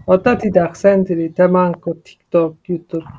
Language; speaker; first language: Indonesian; non-native, learner; Turkish